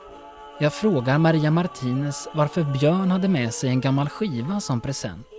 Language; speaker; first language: Swedish; native; Swedish